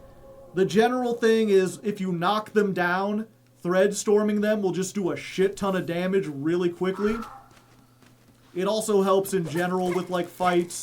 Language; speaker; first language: English; native; English